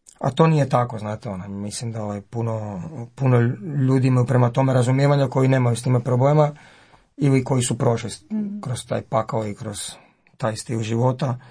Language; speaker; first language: Croatian; native; Croatian